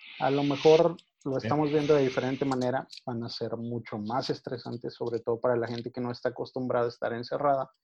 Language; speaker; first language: Spanish; native; Spanish